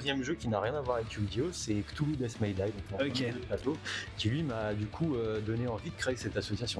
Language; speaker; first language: French; native; French